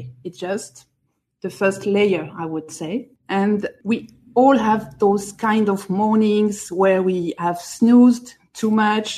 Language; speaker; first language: English; non-native, fluent; French